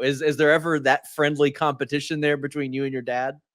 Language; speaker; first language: English; native; English